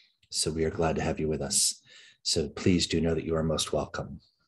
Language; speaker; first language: English; native; English